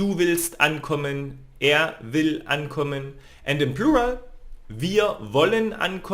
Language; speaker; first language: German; non-native, fluent; Spanish